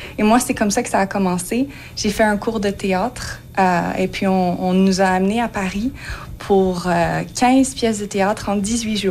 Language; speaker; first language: French; native; French